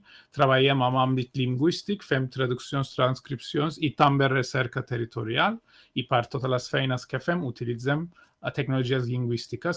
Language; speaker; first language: Catalan; non-native, fluent; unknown